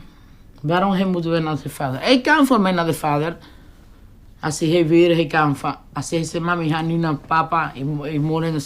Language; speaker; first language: Dutch; non-native, learner; Spanish